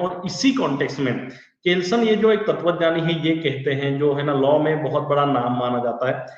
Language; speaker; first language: Hindi; non-native, local second language; Marathi